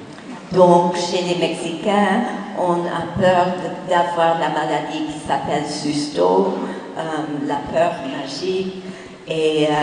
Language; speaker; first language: French; non-native, fluent; English